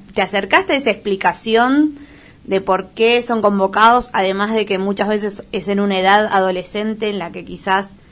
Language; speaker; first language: Spanish; native; Spanish